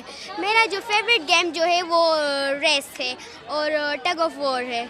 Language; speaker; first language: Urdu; non-native, local second language; Pashto